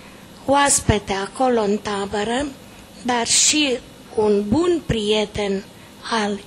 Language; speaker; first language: Romanian; native; Romanian